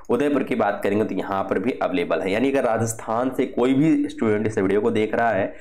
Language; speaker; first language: Hindi; native; Hindi